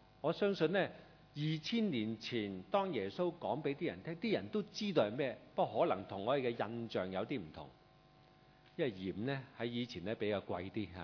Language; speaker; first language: Chinese; non-native, local second language; Cantonese